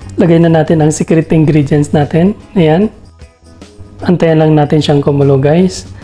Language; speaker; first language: Filipino; non-native, local second language; Bikol